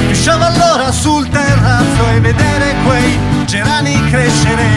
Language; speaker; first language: Italian; native; Italian